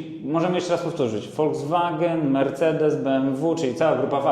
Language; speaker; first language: Polish; native; Polish